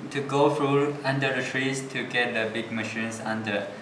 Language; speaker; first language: English; non-native, fluent; Chinese